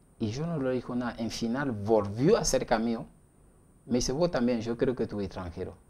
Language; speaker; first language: Spanish; non-native, learner; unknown